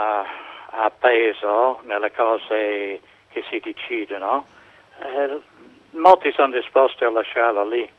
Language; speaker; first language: Italian; non-native, fluent; English